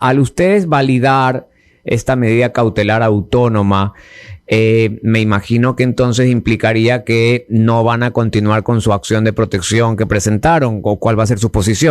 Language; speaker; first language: Spanish; native; Spanish